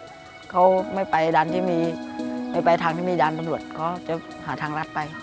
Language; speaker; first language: Thai; non-native, fluent; Khmer